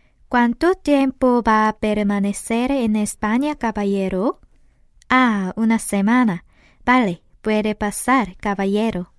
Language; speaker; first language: Spanish; non-native, fluent; Korean